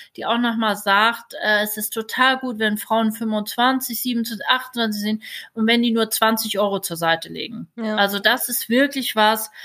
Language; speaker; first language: German; native; German